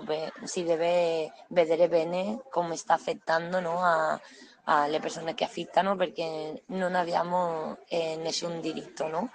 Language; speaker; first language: Italian; non-native, learner; Spanish